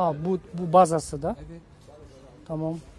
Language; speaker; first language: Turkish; non-native, learner; Russian